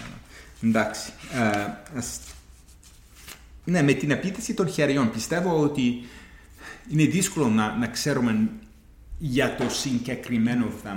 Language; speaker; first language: Greek; non-native, fluent; English